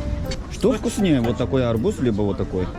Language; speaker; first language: Russian; non-native, fluent; Korean